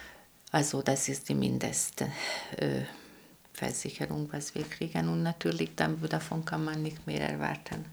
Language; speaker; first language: German; non-native, fluent; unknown